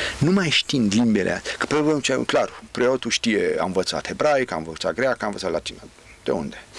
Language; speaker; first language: Romanian; native; Romanian